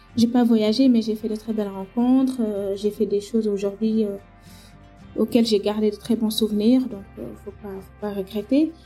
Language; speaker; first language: French; non-native, local second language; Wolof